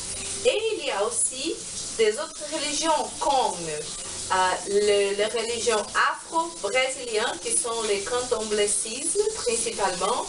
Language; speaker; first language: French; non-native, learner; Portuguese